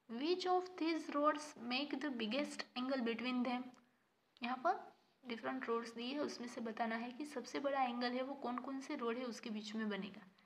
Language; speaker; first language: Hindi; non-native, local second language; Gujarati